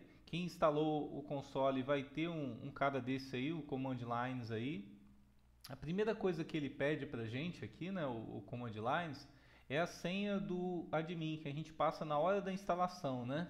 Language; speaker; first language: Portuguese; native; Portuguese